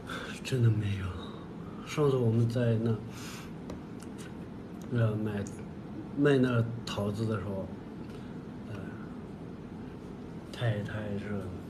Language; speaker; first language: Chinese; non-native, local second language; Tibetan